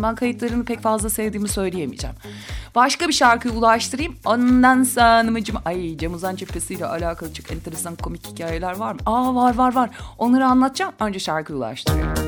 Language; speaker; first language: Turkish; native; Turkish